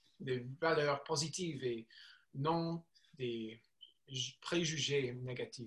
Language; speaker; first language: French; non-native, learner; English